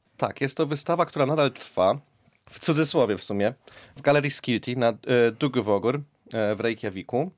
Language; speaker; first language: Polish; early bilingual, heritage; Polish